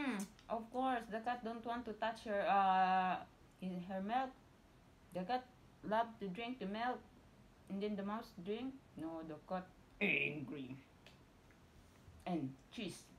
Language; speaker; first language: English; non-native, learner; Filipino